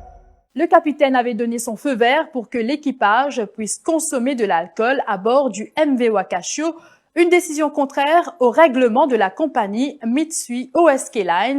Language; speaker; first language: French; non-native, local second language; Morisyen